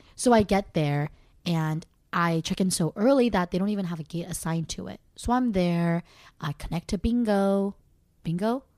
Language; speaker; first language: English; native; English